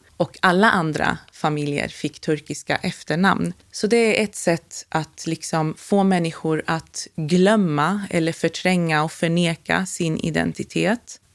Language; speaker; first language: Swedish; native; Swedish